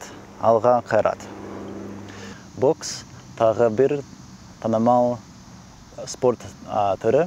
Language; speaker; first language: Kazakh; non-native, learner; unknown